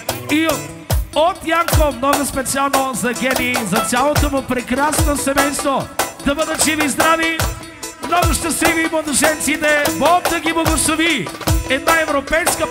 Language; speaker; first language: Bulgarian; non-native, local second language; Romany